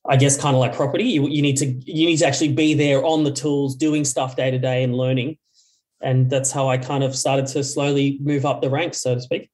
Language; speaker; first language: English; native; English